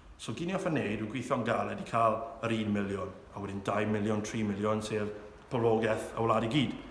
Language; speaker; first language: Welsh; non-native, local second language; English